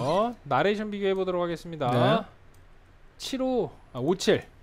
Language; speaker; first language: Korean; native; Korean